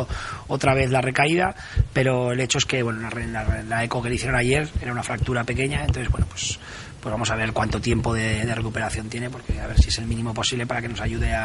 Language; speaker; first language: Spanish; native; Spanish